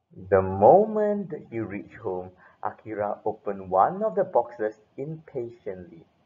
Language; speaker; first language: English; non-native, local second language; Chinese